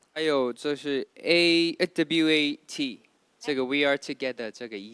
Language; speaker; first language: Chinese; non-native, fluent; Thai